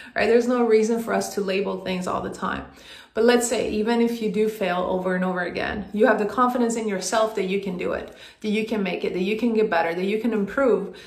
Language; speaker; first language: English; non-native, fluent; Swedish